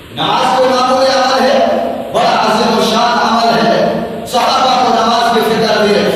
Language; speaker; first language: Urdu; non-native, local second language; Sindhi